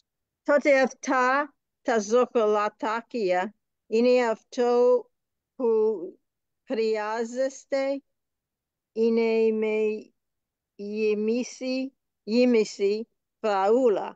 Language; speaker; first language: Greek; non-native, learner; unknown